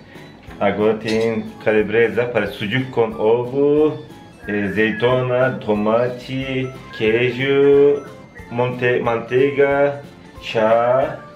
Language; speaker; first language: Portuguese; non-native, learner; Turkish